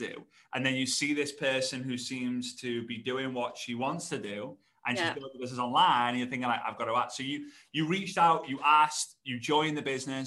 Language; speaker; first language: English; native; English